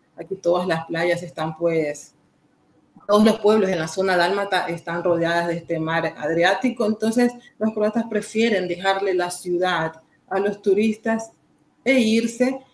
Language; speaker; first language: Spanish; native; Spanish